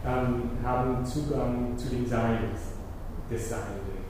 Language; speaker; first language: German; non-native, fluent; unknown